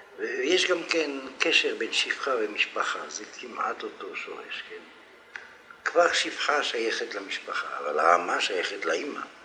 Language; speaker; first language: Hebrew; non-native, fluent; French